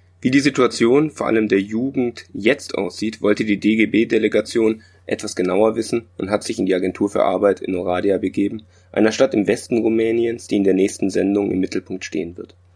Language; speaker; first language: German; native; German